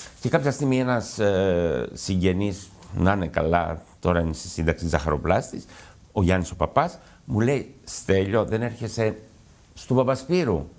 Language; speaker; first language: Greek; early bilingual, heritage; Greek